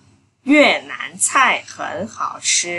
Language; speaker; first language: Chinese; non-native, fluent; Vietnamese